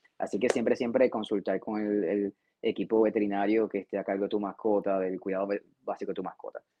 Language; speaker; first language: Spanish; native; Spanish